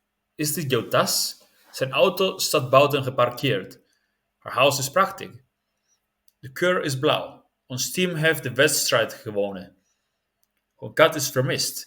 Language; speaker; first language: Dutch; non-native, learner; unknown